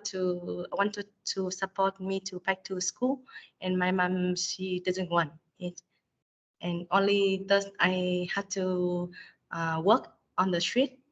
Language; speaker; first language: English; non-native, learner; Vietnamese